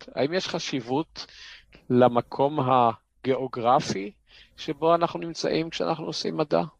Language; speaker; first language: Hebrew; native; Hebrew